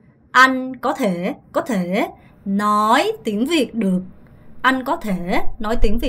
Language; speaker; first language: Vietnamese; non-native, fluent; Korean